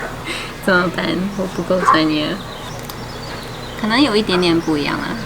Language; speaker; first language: Chinese; non-native, fluent; English